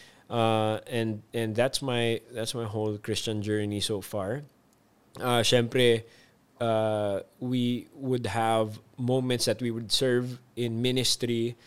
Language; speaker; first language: English; non-native, local second language; Filipino